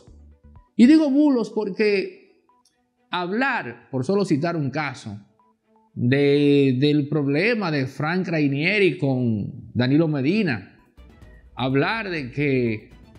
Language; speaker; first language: Spanish; native; Spanish